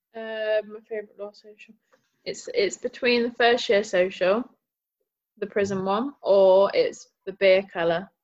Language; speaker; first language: English; native; English